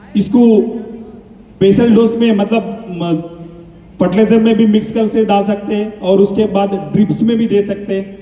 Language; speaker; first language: Hindi; non-native, local second language; Telugu